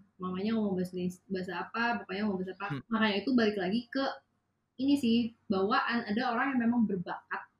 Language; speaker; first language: Indonesian; native; Indonesian